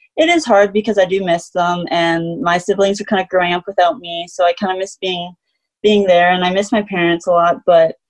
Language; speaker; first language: English; native; English